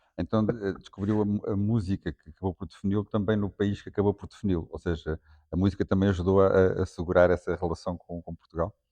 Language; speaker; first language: Portuguese; native; Portuguese